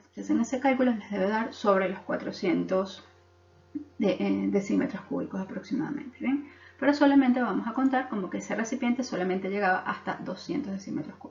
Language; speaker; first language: Spanish; native; Spanish